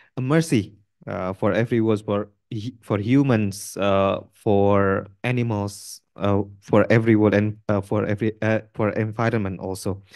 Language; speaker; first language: English; non-native, fluent; Indonesian